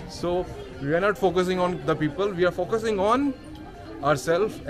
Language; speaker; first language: English; non-native, local second language; Hindi